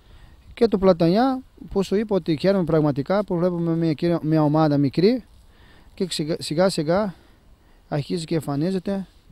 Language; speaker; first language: Greek; non-native, fluent; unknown